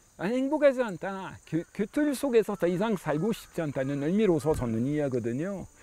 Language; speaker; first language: Korean; non-native, fluent; French